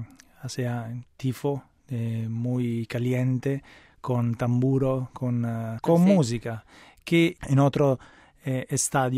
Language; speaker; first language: Spanish; non-native, learner; Italian